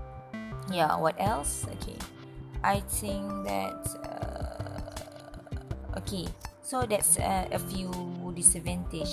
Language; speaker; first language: English; non-native, learner; Malay